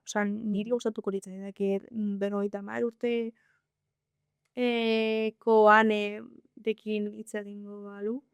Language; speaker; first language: Basque; non-native, local second language; Spanish